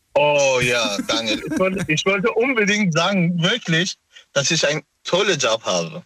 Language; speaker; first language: German; non-native, learner; Persian